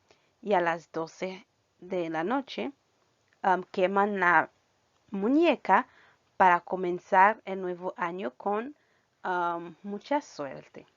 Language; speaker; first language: Spanish; non-native, fluent; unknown